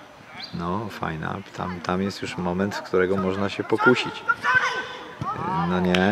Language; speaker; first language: Polish; native; Polish